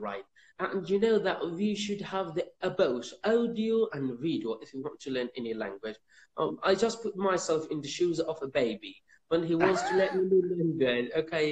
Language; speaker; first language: English; non-native, fluent; Persian